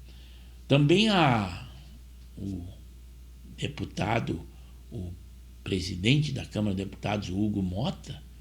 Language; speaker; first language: Portuguese; native; Portuguese